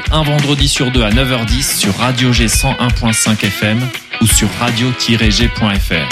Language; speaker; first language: French; native; French